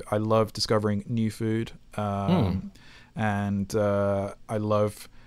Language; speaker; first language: English; native; English